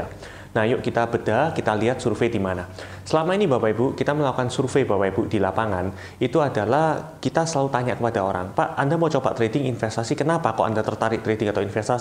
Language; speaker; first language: Indonesian; native; Indonesian